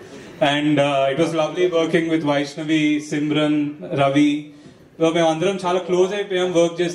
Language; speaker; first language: Telugu; native; Telugu